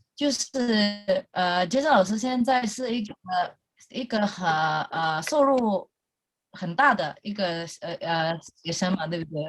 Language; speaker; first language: Chinese; non-native, fluent; Indonesian